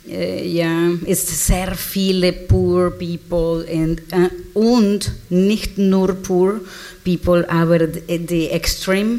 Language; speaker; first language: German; non-native, learner; Spanish